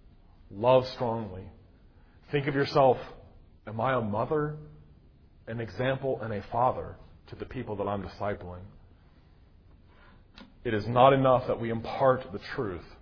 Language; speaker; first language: English; native; English